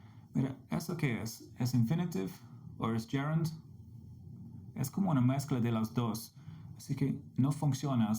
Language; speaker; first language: Spanish; non-native, fluent; English